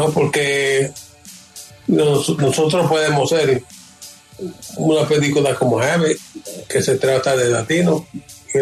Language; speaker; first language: Spanish; early bilingual, heritage; Spanish